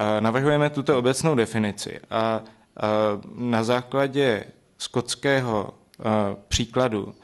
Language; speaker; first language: Czech; native; Czech